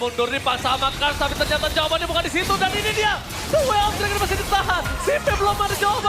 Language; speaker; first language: Indonesian; native; Indonesian